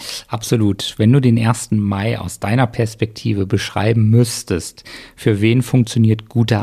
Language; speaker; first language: German; native; German